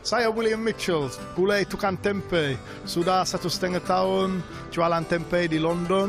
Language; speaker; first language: Indonesian; non-native, learner; English